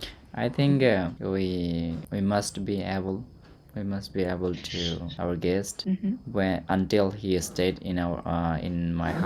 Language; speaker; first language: English; non-native, learner; Hindi